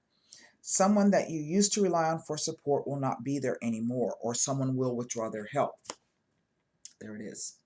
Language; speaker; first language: English; native; English